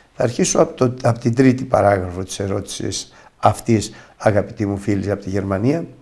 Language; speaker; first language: Greek; native; Greek